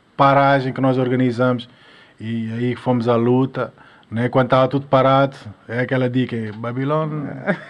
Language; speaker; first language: Portuguese; non-native, local second language; Kabuverdianu